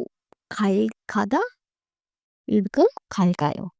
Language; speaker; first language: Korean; non-native, fluent; Hindi